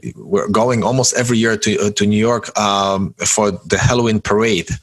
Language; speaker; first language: English; early bilingual, other home language; Polish